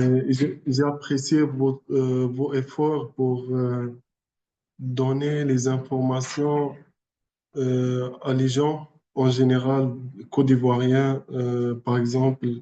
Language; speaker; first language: French; non-native, learner; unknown